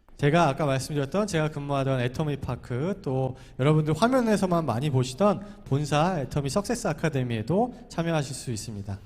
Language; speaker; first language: Korean; native; Korean